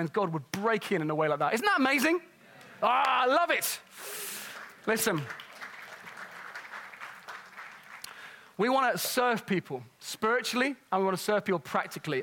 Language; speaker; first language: English; native; English